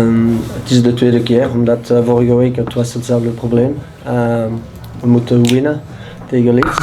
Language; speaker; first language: Dutch; non-native, learner; French